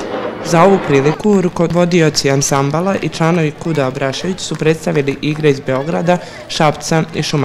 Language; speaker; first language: Serbian; native; Serbian